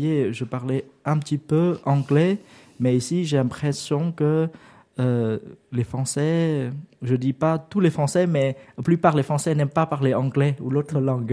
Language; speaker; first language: French; non-native, learner; Vietnamese